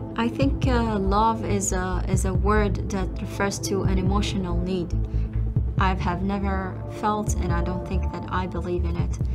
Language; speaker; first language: English; non-native, fluent; Arabic